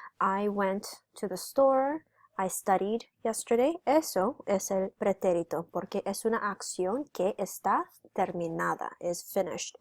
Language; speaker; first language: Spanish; non-native, fluent; English